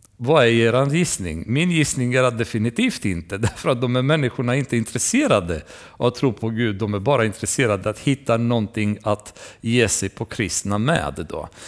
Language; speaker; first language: Swedish; non-native, fluent; Romanian